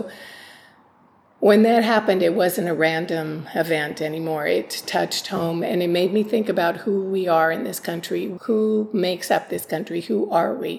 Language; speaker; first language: English; native; English